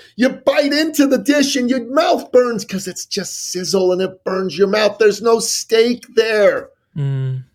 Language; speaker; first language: English; early bilingual, other home language; Persian